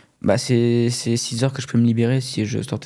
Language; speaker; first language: French; native; French